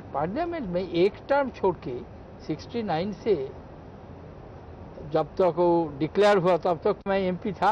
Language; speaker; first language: Hindi; non-native, local second language; Bangla